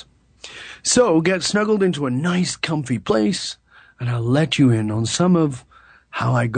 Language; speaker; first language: English; native; English